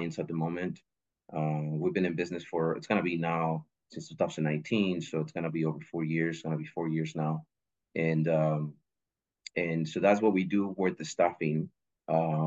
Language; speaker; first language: English; non-native, fluent; Spanish